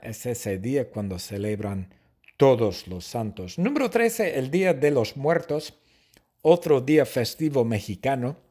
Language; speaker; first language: Spanish; non-native, fluent; English